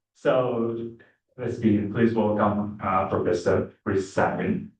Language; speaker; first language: English; non-native, fluent; Japanese